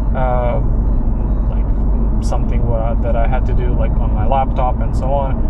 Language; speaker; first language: English; non-native, fluent; Serbian